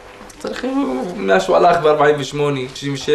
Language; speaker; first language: Hebrew; non-native, local second language; Arabic